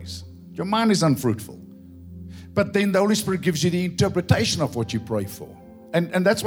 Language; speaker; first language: English; non-native, local second language; Afrikaans